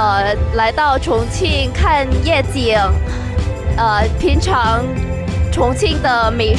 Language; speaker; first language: Chinese; early bilingual, heritage; Indonesian